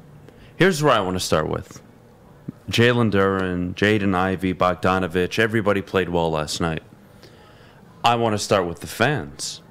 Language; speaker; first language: English; native; English